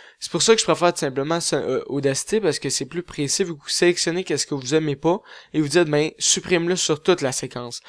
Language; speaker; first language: French; native; French